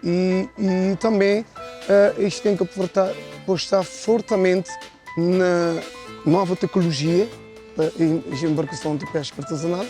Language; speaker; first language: Portuguese; non-native, local second language; Kabuverdianu